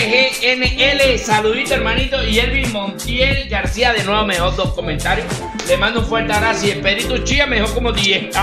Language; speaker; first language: Spanish; native; Spanish